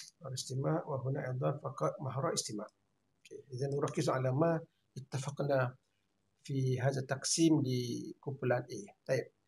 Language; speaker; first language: Arabic; non-native, fluent; Malay